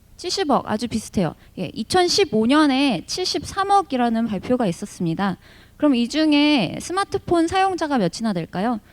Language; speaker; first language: Korean; early bilingual, heritage; Korean